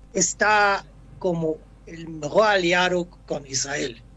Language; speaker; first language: Spanish; non-native, fluent; German